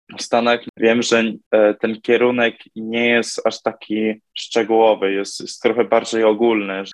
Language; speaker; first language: Polish; early bilingual, heritage; Polish